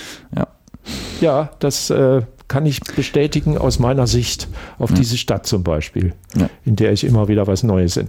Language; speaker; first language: German; native; German